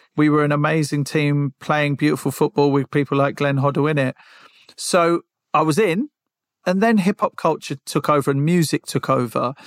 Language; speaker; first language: English; native; English